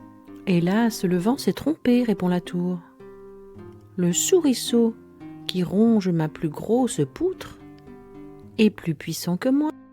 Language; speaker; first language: French; native; French